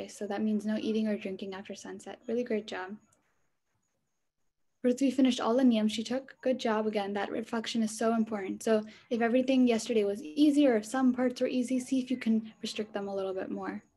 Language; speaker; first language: English; early bilingual, other home language; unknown